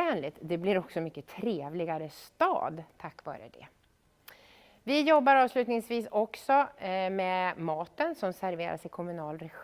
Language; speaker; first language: Swedish; native; Swedish